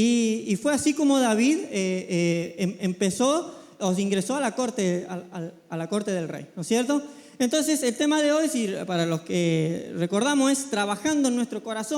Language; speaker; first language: Spanish; native; Spanish